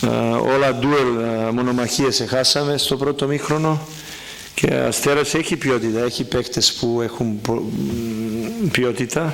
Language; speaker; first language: Greek; non-native, fluent; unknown